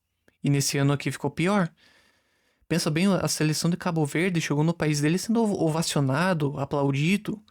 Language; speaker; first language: Portuguese; native; Portuguese